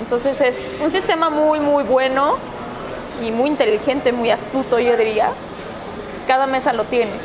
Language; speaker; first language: Spanish; early bilingual, other home language; Korean